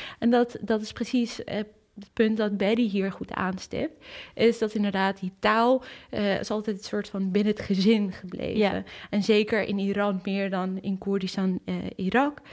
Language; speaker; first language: Dutch; early bilingual, other home language; Kurdish